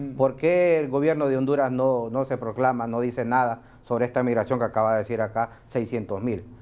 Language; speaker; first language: Spanish; native; Spanish